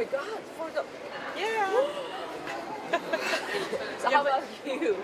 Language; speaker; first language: English; non-native, learner; Korean